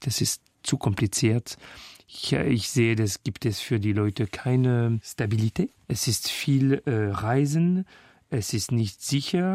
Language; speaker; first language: German; non-native, fluent; French